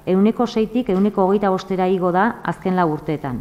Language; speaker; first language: Basque; native; Basque